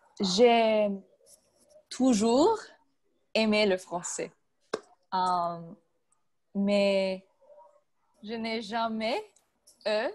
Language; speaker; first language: French; non-native, learner; English